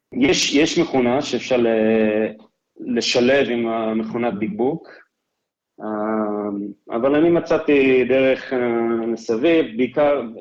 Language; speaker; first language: Hebrew; non-native, fluent; English